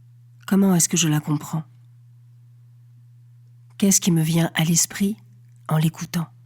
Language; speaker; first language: French; native; French